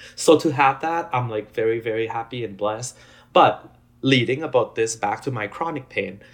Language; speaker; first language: English; non-native, fluent; Thai